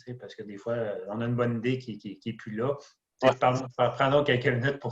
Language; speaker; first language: French; native; French